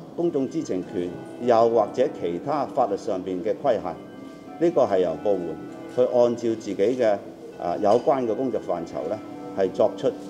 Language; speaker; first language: Cantonese; native; Cantonese